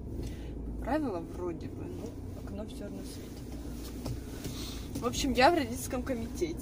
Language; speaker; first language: Russian; native; Russian